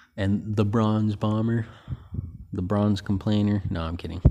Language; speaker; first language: English; early bilingual, other home language; Filipino